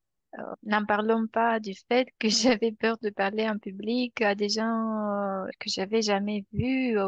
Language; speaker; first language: French; non-native, fluent; Romanian